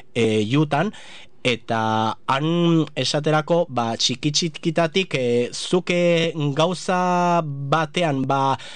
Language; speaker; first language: Basque; non-native, local second language; Spanish